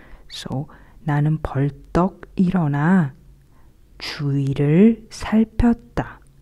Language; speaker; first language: Korean; native; Korean